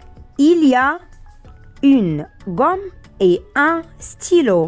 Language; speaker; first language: French; non-native, fluent; Arabic